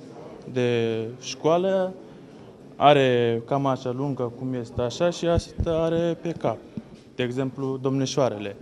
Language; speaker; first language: Romanian; non-native, learner; Turkmen